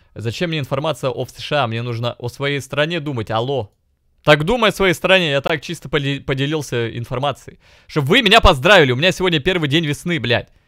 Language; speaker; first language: Russian; native; Russian